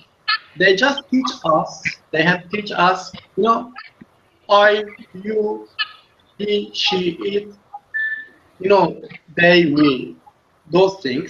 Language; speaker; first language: English; non-native, learner; Turkish